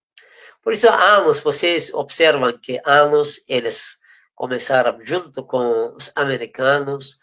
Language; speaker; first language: Portuguese; non-native, fluent; Persian